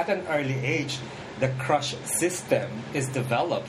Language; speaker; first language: English; non-native, local second language; Filipino